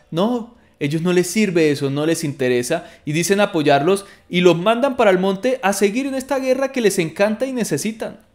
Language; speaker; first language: Spanish; native; Spanish